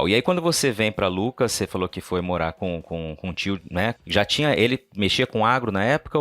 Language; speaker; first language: Portuguese; native; Portuguese